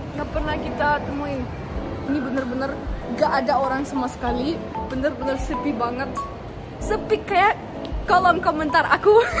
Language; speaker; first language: Indonesian; early bilingual, other home language; Russian